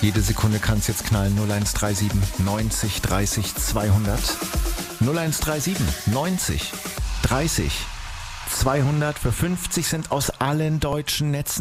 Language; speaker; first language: German; native; German